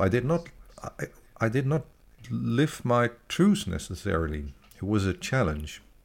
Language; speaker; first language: English; non-native, fluent; Dutch